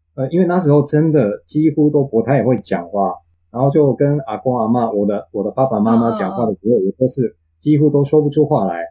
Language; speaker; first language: Chinese; non-native, fluent; Japanese